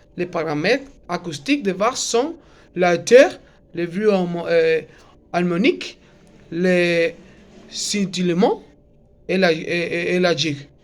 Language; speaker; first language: French; non-native, learner; Spanish